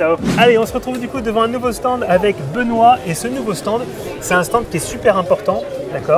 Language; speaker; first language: French; native; French